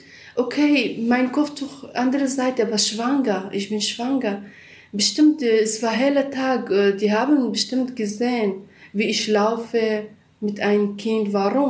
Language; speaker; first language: German; non-native, learner; Central Kurdish